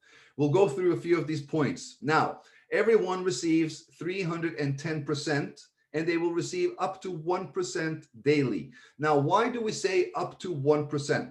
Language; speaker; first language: English; non-native, fluent; Swedish